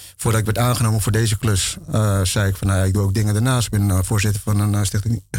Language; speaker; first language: Dutch; native; Dutch